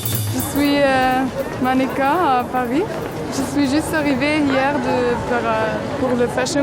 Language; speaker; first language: French; non-native, learner; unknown